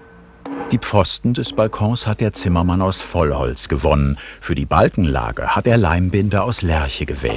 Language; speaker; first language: German; native; German